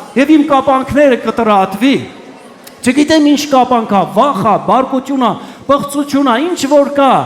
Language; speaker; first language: Armenian; early bilingual, heritage; Armenian